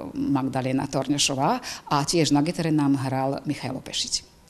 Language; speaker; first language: Slovak; native; Slovak